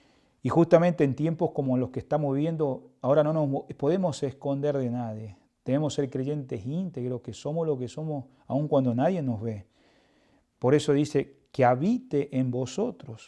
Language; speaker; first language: Spanish; native; Spanish